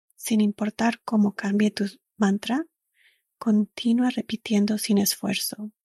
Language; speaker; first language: Spanish; early bilingual, other home language; English